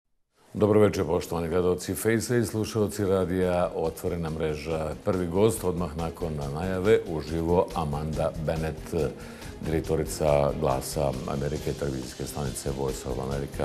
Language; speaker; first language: Bosnian; native; Bosnian